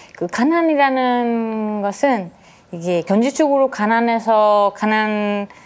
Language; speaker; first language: Korean; non-native, fluent; Spanish